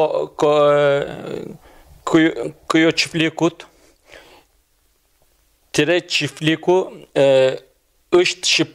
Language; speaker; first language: Albanian; non-native, learner; Turkish